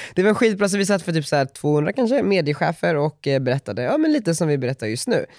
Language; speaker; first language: Swedish; native; Swedish